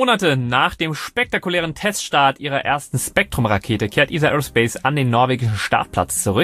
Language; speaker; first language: German; native; German